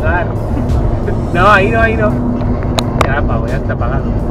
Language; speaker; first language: Spanish; native; Spanish